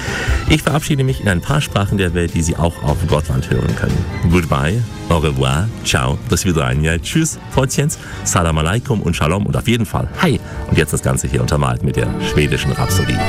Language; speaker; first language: German; native; German